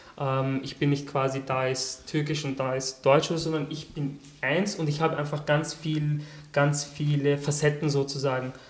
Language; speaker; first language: German; early bilingual, other home language; Turkish